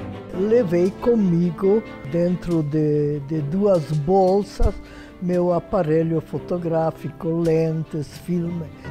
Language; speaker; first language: Portuguese; non-native, fluent; Hungarian